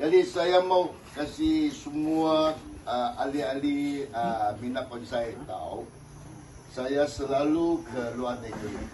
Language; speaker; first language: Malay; non-native, local second language; Chinese